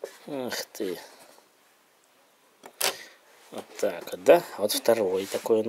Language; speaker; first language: Russian; native; Russian